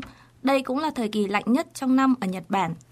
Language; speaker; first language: Vietnamese; native; Vietnamese